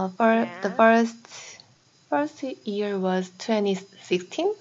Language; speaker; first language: English; non-native, fluent; Korean